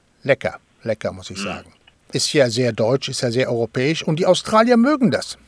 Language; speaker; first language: German; native; German